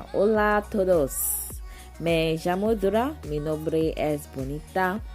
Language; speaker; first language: Spanish; non-native, learner; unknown